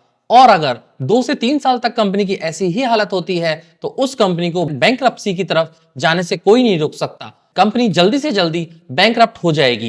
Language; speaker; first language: Hindi; native; Hindi